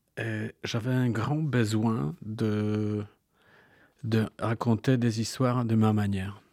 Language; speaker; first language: French; non-native, fluent; Polish